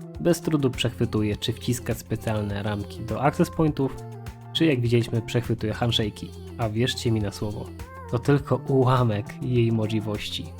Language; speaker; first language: Polish; native; Polish